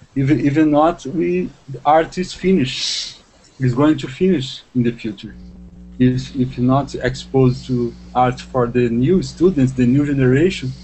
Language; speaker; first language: English; non-native, learner; Portuguese